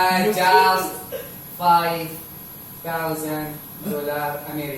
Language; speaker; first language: English; non-native, learner; Indonesian